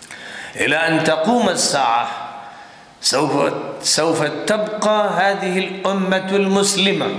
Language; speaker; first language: Arabic; non-native, fluent; Urdu